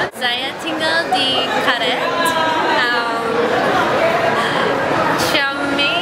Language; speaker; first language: Indonesian; non-native, learner; English